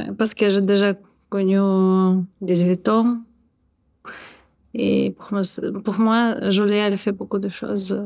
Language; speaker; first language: French; non-native, learner; Russian